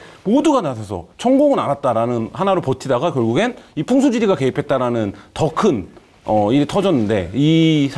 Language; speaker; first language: Korean; native; Korean